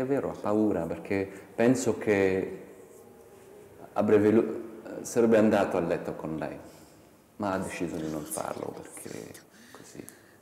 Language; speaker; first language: Italian; non-native, fluent; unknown